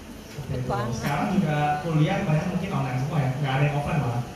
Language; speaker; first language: Indonesian; native; Indonesian